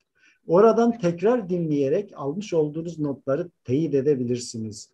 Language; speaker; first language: Turkish; native; Turkish